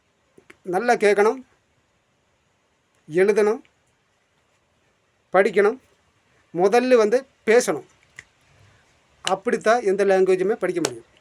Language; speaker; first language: Tamil; non-native, local second language; Malayalam